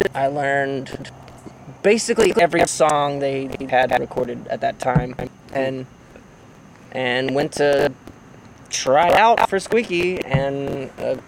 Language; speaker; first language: English; native; English